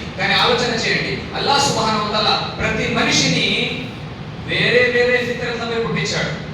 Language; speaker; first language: Telugu; non-native, local second language; Urdu